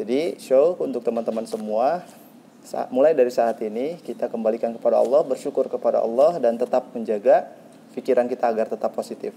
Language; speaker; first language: Indonesian; native; Indonesian